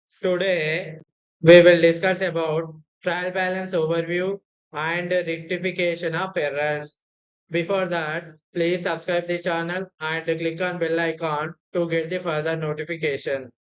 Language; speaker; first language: English; non-native, local second language; Telugu